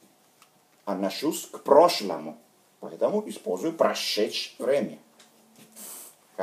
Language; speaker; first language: Russian; non-native, fluent; Italian